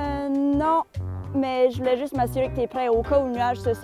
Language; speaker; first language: French; native; French